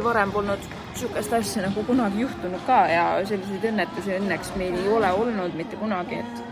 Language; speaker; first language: Estonian; native; Estonian